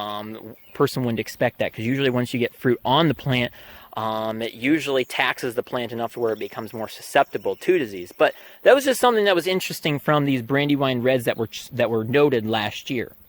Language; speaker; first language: English; native; English